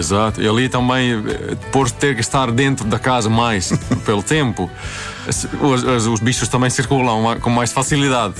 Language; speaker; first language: Portuguese; non-native, fluent; Swedish